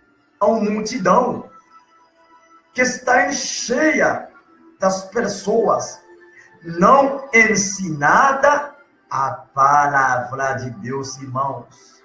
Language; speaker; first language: Portuguese; non-native, learner; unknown